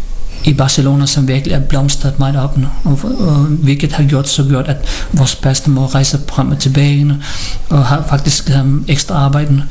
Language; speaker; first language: Danish; early bilingual, other home language; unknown